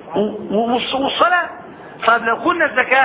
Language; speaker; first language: Arabic; native; Arabic